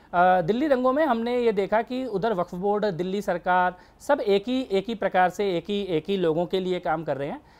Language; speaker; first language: Hindi; native; Hindi